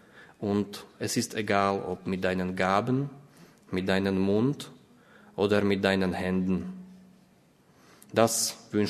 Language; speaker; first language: German; non-native, fluent; Slovak